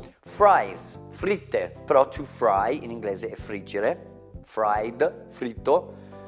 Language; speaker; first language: Italian; non-native, fluent; English